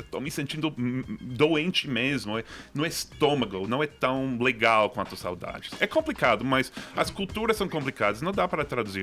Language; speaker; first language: Portuguese; non-native, fluent; English